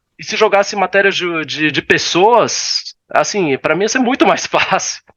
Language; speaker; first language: Portuguese; early bilingual, other home language; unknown